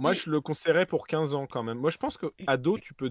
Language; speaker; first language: French; native; French